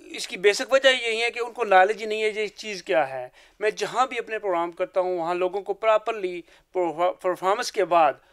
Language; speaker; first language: Urdu; non-native, local second language; Punjabi